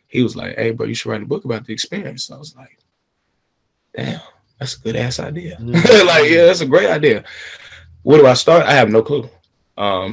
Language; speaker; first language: English; native; English